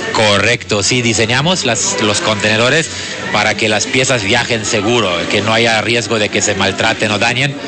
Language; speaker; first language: Spanish; non-native, fluent; German